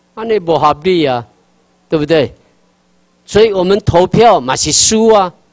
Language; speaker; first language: Chinese; non-native, local second language; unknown